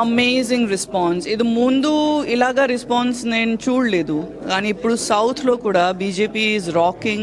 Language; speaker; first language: Telugu; non-native, learner; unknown